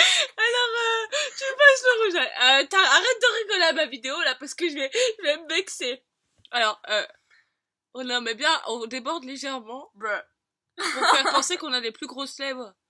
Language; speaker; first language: French; native; French